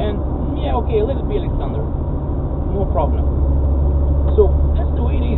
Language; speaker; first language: English; non-native, fluent; Russian